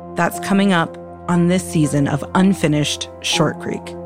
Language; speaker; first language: English; native; English